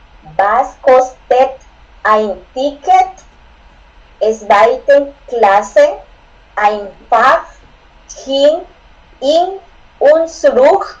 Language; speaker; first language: German; non-native, learner; Spanish